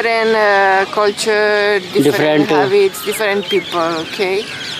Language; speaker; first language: English; non-native, learner; Spanish